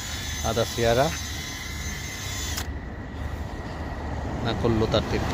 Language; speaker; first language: Arabic; non-native, learner; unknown